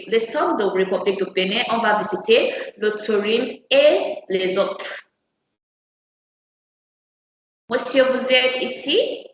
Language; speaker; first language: French; non-native, learner; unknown